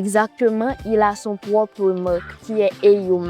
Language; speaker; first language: French; non-native, local second language; Haitian Creole